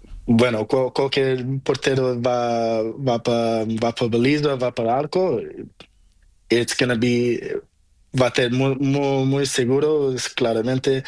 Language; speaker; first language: Spanish; non-native, learner; Portuguese